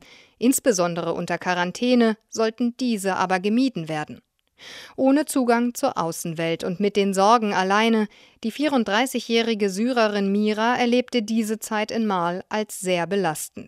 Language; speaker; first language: German; native; German